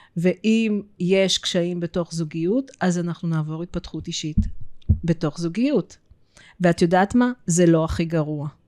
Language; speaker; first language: Hebrew; early bilingual, other home language; Russian